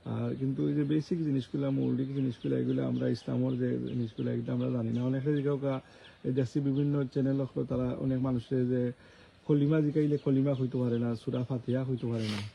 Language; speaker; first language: Bangla; native; Bangla